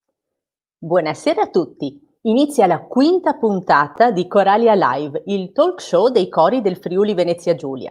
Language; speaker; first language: Italian; native; Italian